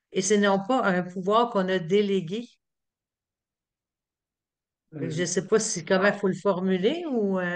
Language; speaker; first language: French; native; French